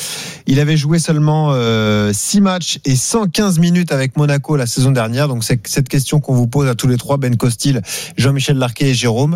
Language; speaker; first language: French; native; French